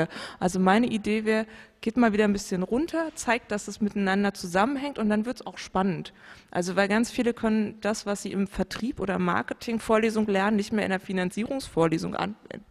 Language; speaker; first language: German; native; German